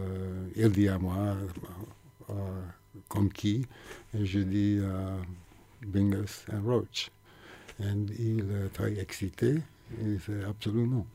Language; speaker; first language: French; non-native, learner; English